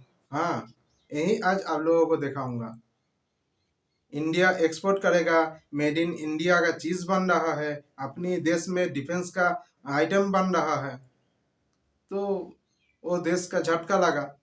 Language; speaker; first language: Hindi; non-native, local second language; Bangla